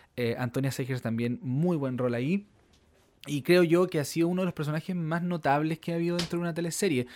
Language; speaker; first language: Spanish; native; Spanish